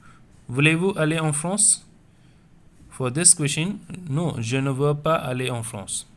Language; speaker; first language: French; non-native, fluent; Tamil